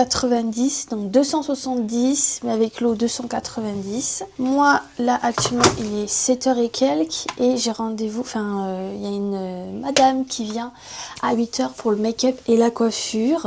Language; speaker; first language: French; native; French